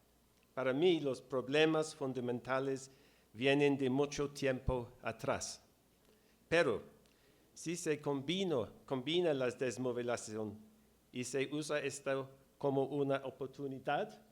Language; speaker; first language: Spanish; non-native, fluent; English